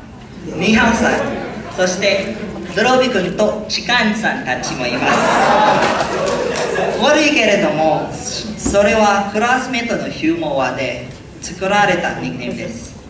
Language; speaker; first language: Japanese; non-native, learner; Filipino